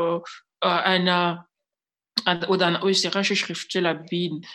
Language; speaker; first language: German; non-native, fluent; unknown